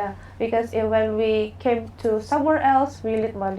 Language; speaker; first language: English; non-native, learner; Indonesian